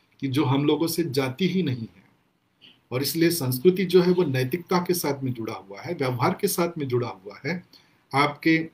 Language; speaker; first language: Hindi; non-native, local second language; Gondi